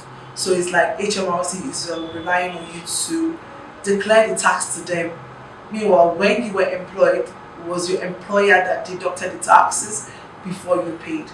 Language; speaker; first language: English; non-native, local second language; Yoruba